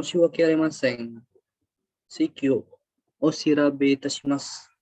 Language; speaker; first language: Japanese; non-native, learner; Indonesian